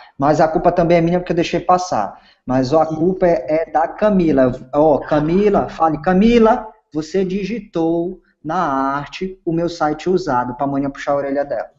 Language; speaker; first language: Portuguese; native; Portuguese